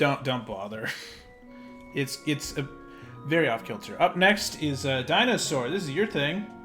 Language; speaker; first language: English; native; English